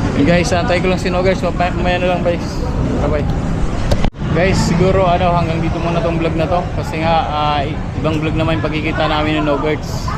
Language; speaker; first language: Filipino; native; Filipino